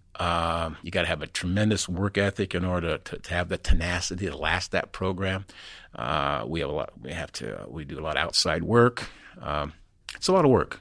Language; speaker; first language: English; native; English